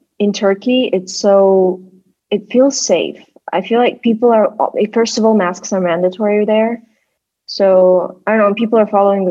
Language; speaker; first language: English; non-native, fluent; Russian